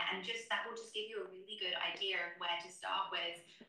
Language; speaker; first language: English; native; English